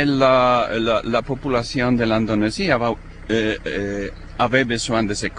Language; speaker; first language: French; non-native, fluent; Spanish